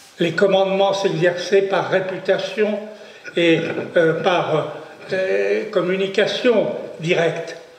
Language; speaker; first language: French; native; French